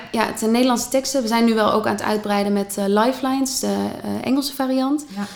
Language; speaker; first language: Dutch; native; Dutch